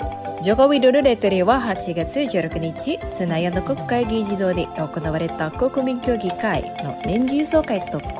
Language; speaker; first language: Japanese; non-native, fluent; Indonesian